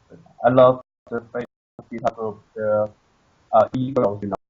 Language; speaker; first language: English; non-native, learner; Chinese